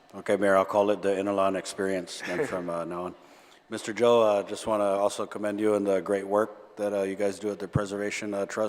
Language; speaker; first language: English; early bilingual, other home language; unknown